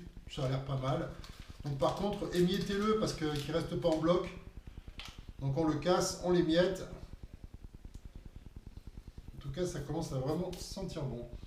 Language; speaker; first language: French; native; French